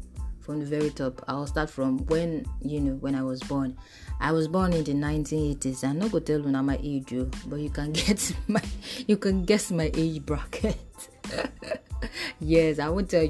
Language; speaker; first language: English; non-native, local second language; Yoruba